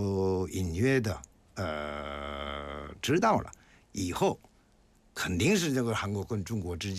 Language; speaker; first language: Chinese; non-native, fluent; Korean